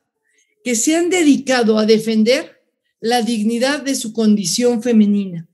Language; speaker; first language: Spanish; native; Spanish